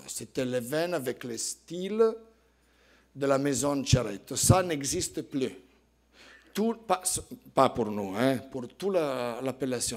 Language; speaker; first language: French; non-native, fluent; Italian